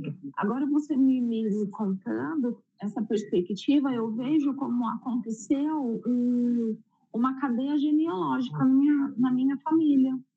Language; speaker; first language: Portuguese; native; Portuguese